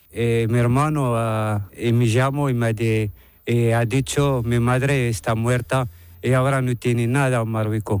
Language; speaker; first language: Spanish; non-native, learner; Arabic